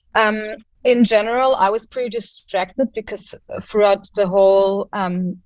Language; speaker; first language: English; non-native, fluent; German